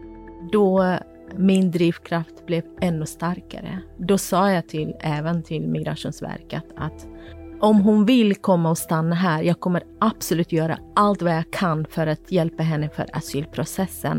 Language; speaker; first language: Swedish; non-native, fluent; Kurdish